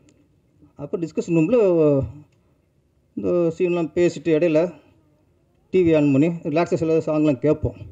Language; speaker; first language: Tamil; native; Tamil